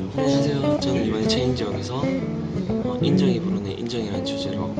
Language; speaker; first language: Korean; native; Korean